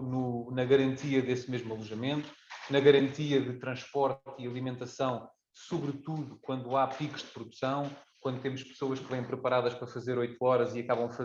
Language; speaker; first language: Portuguese; native; Portuguese